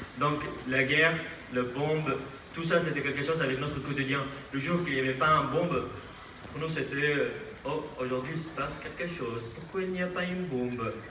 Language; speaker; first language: French; non-native, fluent; Aramaic